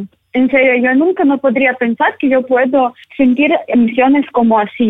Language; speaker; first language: Spanish; non-native, learner; Ukrainian